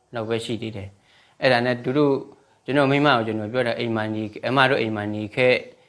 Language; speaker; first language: Burmese; non-native, local second language; Shan